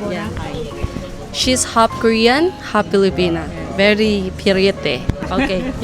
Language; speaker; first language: English; non-native, local second language; Filipino